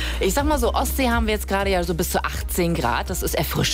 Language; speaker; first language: German; native; German